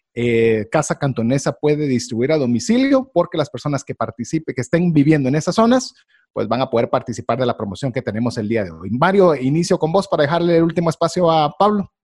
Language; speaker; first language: Spanish; native; Spanish